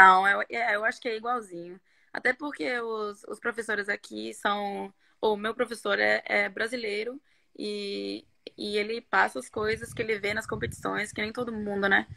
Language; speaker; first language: Portuguese; non-native, fluent; Norwegian